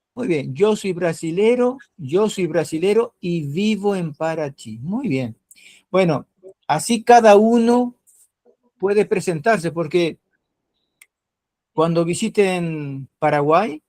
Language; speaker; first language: Spanish; non-native, fluent; Portuguese